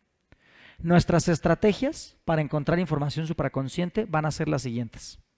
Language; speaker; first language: Spanish; native; Spanish